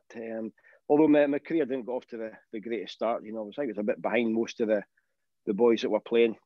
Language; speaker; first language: English; native; English